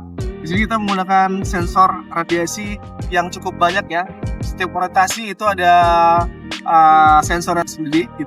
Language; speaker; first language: Indonesian; native; Indonesian